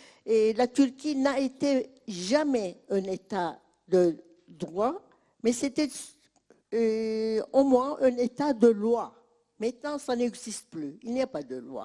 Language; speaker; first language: French; non-native, fluent; Turkish